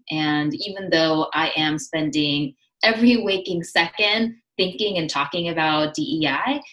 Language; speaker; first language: English; early bilingual, other home language; Korean